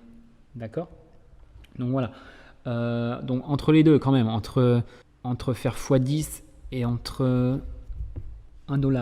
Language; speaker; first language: French; native; French